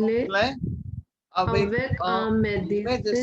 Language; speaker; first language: French; non-native, learner; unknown